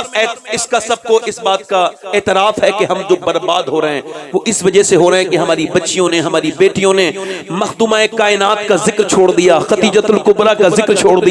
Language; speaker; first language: Urdu; native; Urdu